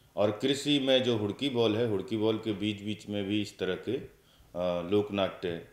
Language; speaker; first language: Hindi; native; Hindi